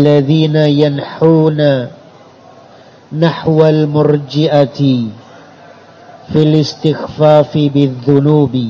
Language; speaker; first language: Arabic; non-native, fluent; Indonesian